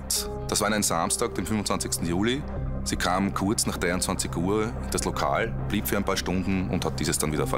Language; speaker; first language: German; native; German